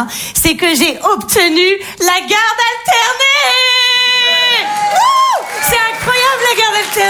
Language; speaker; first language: French; native; French